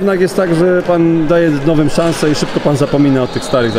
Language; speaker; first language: Polish; native; Polish